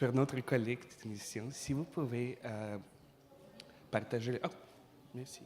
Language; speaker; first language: French; non-native, fluent; Russian